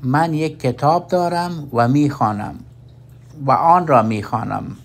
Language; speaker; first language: Persian; non-native, fluent; Urdu